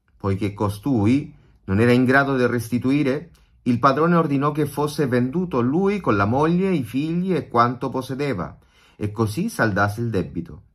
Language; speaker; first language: Italian; non-native, fluent; Spanish